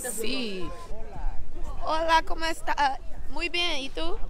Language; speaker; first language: Spanish; non-native, learner; English